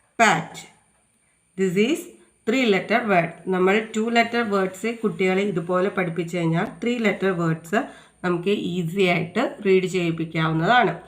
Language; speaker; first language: Malayalam; native; Malayalam